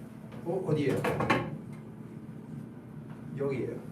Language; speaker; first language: Korean; non-native, learner; Italian